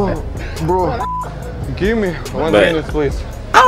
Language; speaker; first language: English; non-native, learner; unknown